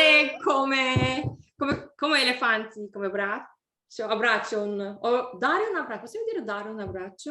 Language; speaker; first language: Italian; non-native, learner; English